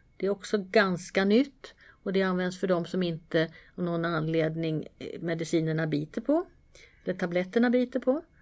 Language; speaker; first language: Swedish; native; Swedish